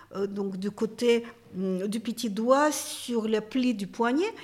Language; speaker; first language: French; non-native, fluent; Russian